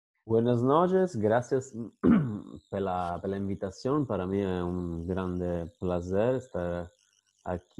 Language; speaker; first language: Spanish; non-native, fluent; Italian